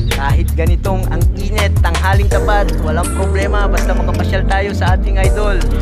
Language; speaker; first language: Filipino; non-native, local second language; Iloko